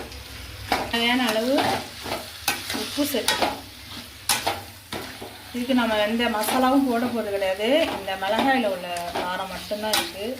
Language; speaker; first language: Tamil; native; Tamil